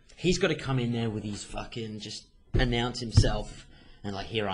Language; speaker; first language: English; native; English